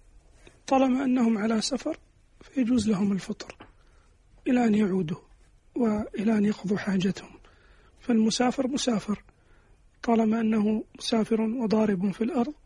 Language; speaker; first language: Arabic; native; Arabic